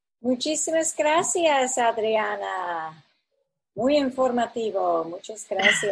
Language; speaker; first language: Spanish; non-native, fluent; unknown